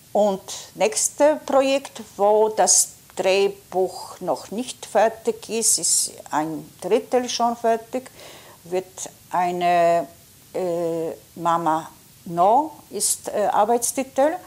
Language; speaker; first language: German; non-native, fluent; Polish